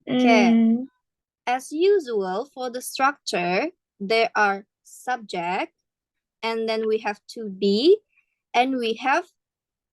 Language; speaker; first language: English; non-native, fluent; Indonesian